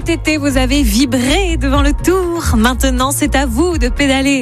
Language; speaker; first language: French; native; French